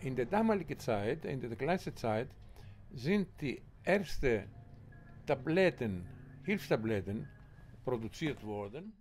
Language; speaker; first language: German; non-native, learner; Greek